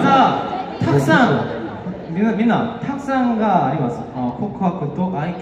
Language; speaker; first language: Japanese; non-native, learner; Korean